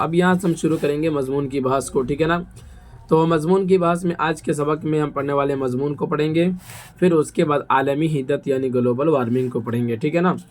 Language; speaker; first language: Urdu; native; Urdu